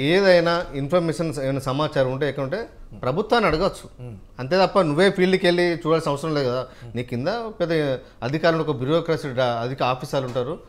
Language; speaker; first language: Telugu; native; Telugu